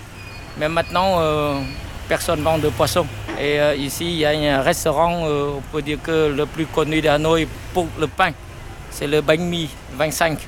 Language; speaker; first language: French; non-native, fluent; Vietnamese